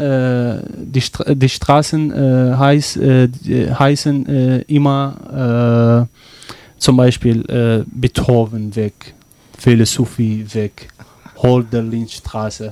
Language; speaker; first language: German; non-native, learner; Arabic